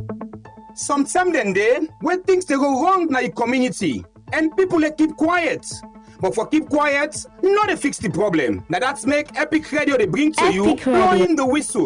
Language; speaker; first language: English; non-native, local second language; Krio